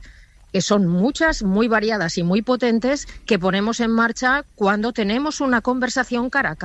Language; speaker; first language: Spanish; native; Spanish